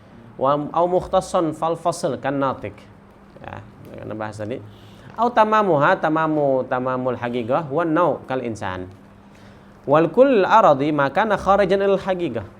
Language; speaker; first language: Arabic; non-native, fluent; Indonesian